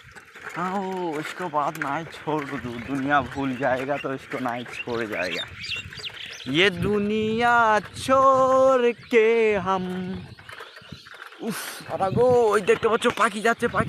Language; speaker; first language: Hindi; non-native, local second language; Bangla